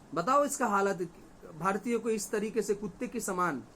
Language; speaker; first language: Hindi; non-native, local second language; Bangla